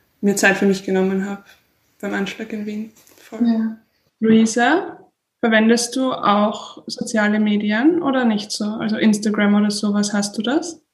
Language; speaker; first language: German; native; German